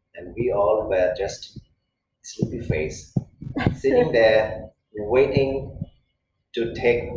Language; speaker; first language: English; non-native, local second language; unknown